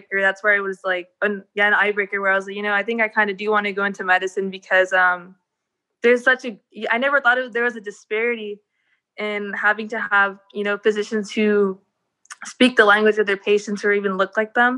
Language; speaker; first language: English; native; English